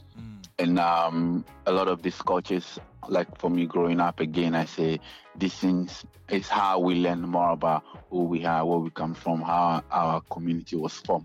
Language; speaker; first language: English; non-native, local second language; Ga